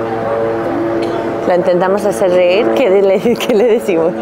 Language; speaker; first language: Spanish; non-native, fluent; English